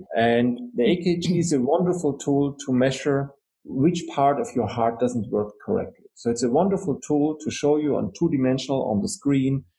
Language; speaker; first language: English; non-native, fluent; German